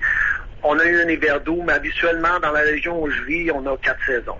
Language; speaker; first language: French; native; French